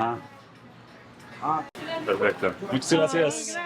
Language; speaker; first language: Spanish; non-native, learner; English